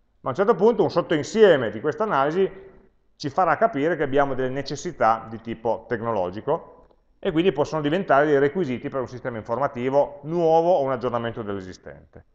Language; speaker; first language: Italian; native; Italian